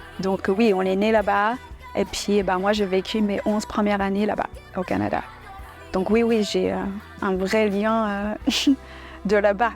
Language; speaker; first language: French; early bilingual, other home language; English